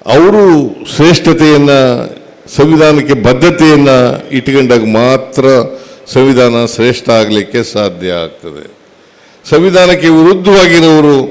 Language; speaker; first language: Kannada; native; Kannada